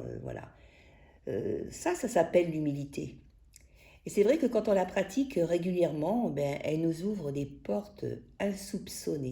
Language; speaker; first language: French; native; French